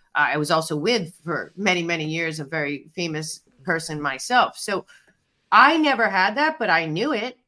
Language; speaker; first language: English; native; English